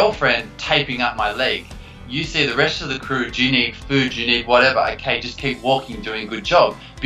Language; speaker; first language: English; native; English